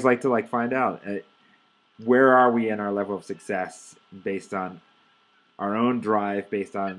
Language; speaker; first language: English; native; English